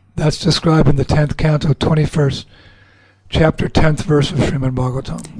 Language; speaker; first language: English; native; English